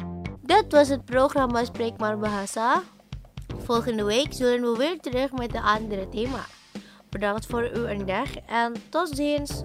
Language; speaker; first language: Dutch; non-native, fluent; Indonesian